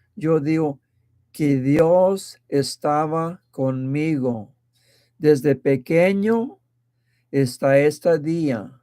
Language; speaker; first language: Spanish; early bilingual, heritage; Spanish